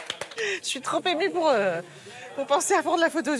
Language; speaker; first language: French; native; French